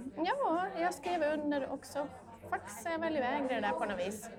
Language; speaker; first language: Swedish; native; Swedish